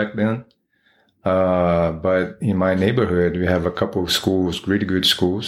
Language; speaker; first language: English; non-native, fluent; Portuguese